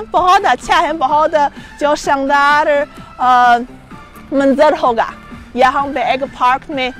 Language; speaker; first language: Hindi; non-native, fluent; Chinese